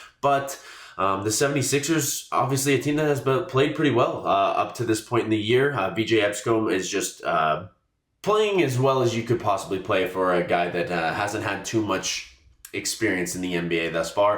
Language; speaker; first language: English; native; English